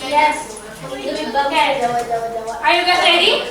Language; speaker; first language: English; non-native, fluent; Indonesian